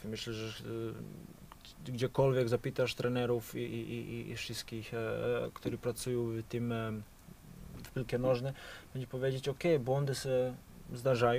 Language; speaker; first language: Polish; non-native, fluent; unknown